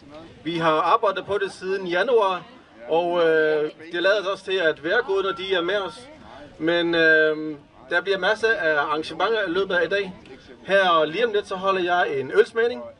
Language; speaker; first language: Danish; native; Danish